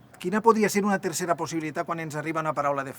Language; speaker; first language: Catalan; native; Catalan